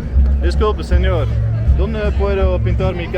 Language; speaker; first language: Spanish; non-native, learner; Dutch